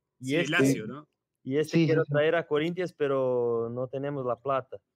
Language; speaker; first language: Spanish; non-native, learner; Portuguese